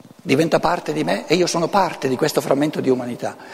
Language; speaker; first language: Italian; non-native, local second language; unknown